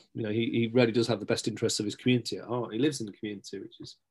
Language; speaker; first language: English; native; English